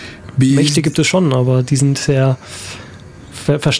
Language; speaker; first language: German; native; German